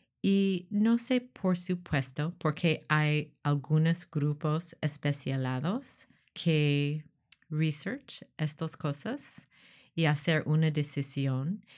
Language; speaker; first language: Spanish; non-native, learner; English